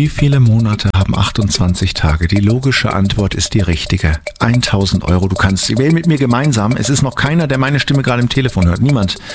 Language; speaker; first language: German; native; German